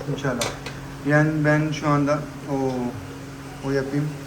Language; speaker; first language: Turkish; non-native, learner; Urdu